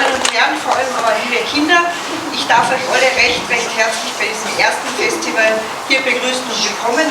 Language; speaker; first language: German; native; German